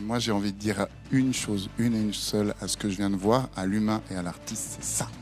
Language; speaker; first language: French; native; French